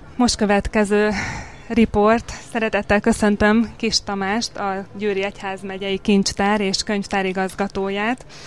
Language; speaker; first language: Hungarian; native; Hungarian